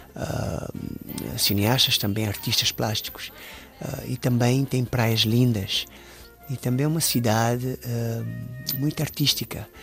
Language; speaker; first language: Portuguese; non-native, local second language; Kabuverdianu